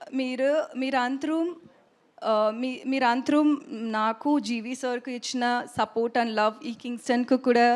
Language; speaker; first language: Telugu; non-native, learner; Tamil